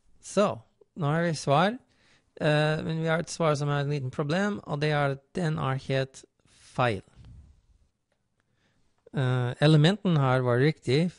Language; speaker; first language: Norwegian; non-native, fluent; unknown